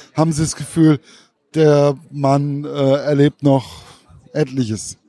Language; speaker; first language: German; native; German